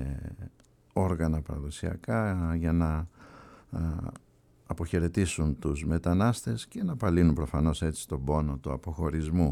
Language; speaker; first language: Greek; native; Greek